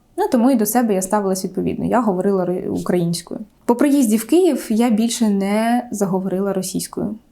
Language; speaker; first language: Ukrainian; non-native, local second language; Russian